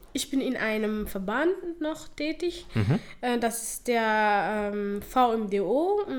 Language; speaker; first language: German; non-native, fluent; Somali